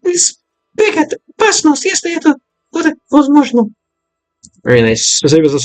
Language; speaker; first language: Russian; non-native, learner; English